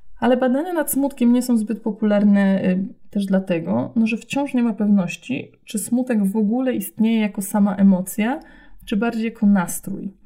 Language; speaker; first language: Polish; native; Polish